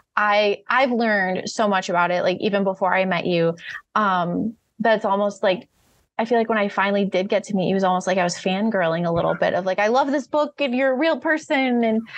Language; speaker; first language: English; native; English